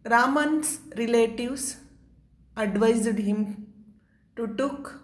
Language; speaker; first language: English; non-native, local second language; Kannada